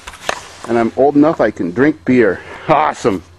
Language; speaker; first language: English; native; English